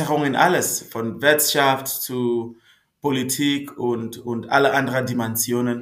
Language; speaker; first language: German; non-native, fluent; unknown